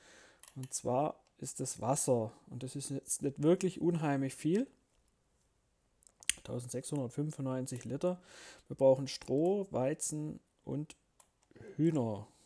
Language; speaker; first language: German; native; German